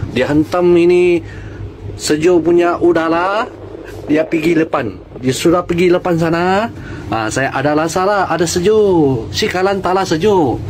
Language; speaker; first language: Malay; non-native, local second language; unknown